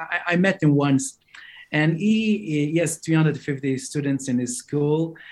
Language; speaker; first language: English; non-native, fluent; Hebrew